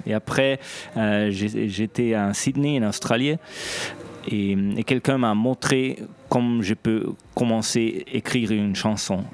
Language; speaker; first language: French; non-native, local second language; Italian